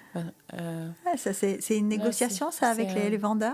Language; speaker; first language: French; native; French